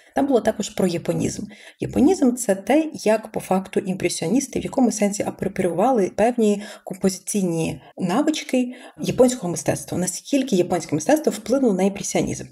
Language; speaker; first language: Ukrainian; early bilingual, other home language; Persian